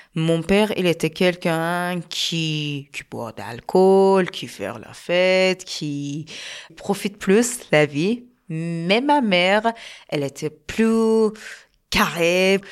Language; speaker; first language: French; non-native, learner; Persian